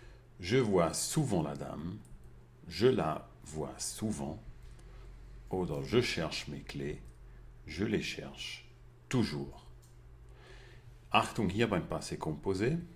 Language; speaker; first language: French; non-native, fluent; German